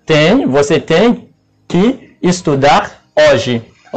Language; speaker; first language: Portuguese; non-native, fluent; Haitian Creole